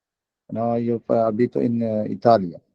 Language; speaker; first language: Italian; non-native, learner; Urdu